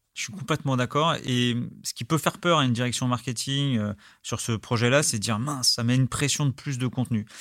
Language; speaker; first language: French; native; French